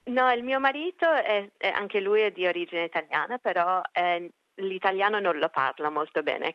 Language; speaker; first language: Italian; early bilingual, heritage; Italian